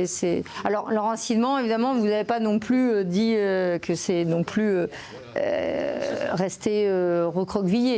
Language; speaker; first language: French; native; French